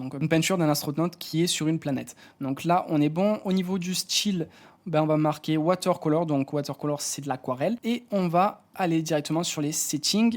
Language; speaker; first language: French; native; French